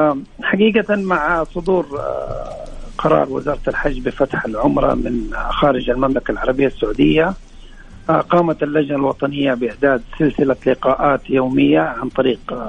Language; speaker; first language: Arabic; native; Arabic